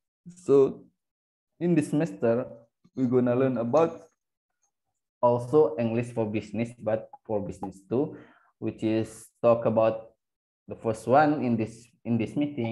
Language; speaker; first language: English; non-native, fluent; Indonesian